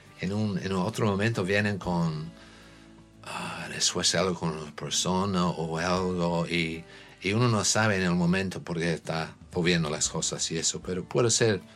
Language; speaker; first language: Spanish; non-native, learner; English